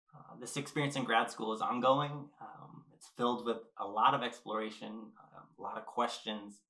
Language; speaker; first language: English; native; English